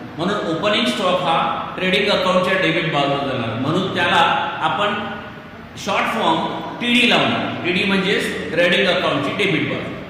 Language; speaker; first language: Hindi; non-native, local second language; Marathi